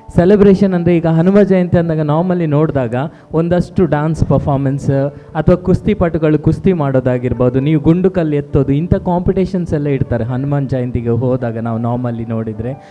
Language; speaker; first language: Kannada; non-native, local second language; Tulu